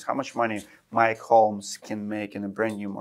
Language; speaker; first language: English; non-native, fluent; Russian